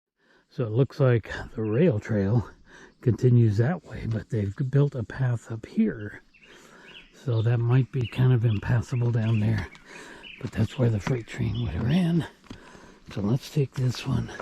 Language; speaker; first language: English; native; English